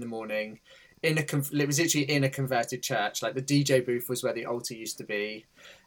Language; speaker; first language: English; native; English